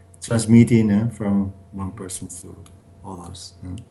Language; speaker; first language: English; non-native, learner; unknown